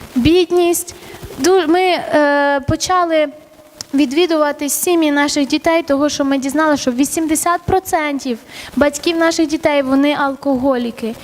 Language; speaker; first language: Ukrainian; early bilingual, other home language; Armenian